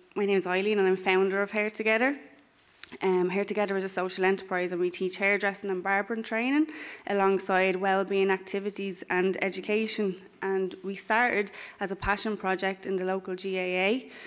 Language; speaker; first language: English; native; English